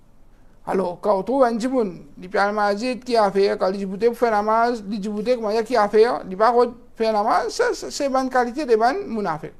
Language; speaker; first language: French; non-native, local second language; Morisyen